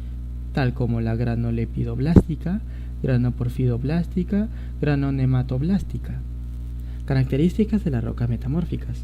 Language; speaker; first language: Spanish; native; Spanish